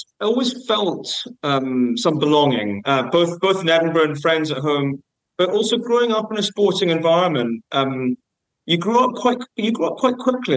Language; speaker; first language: English; native; English